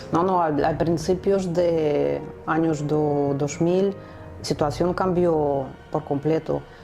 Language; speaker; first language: Spanish; non-native, fluent; Russian